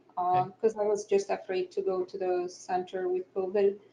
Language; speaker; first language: English; non-native, fluent; Arabic